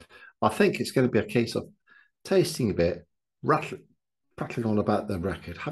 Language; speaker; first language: English; native; English